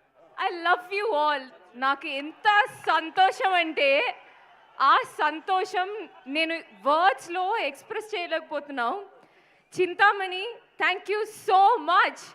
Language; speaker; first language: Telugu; non-native, fluent; Malayalam